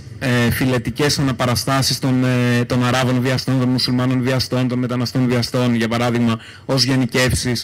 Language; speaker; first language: Greek; native; Greek